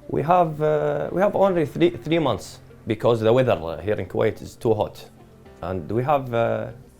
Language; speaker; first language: English; non-native, learner; Arabic